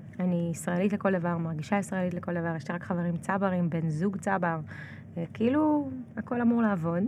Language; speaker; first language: Hebrew; early bilingual, other home language; Russian